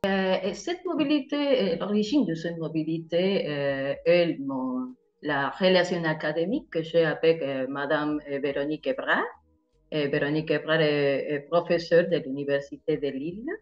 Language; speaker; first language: French; non-native, fluent; Spanish